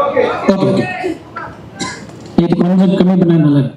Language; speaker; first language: Tamil; non-native, learner; Malayalam